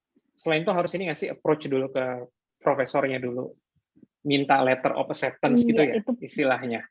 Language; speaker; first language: Indonesian; native; Indonesian